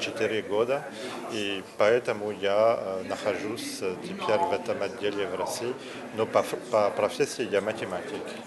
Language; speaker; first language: Russian; non-native, learner; French